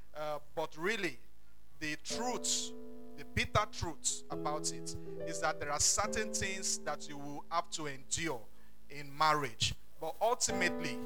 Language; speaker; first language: English; non-native, local second language; Yoruba